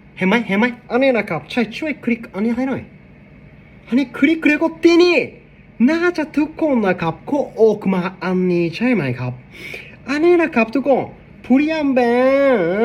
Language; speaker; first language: Thai; non-native, learner; Japanese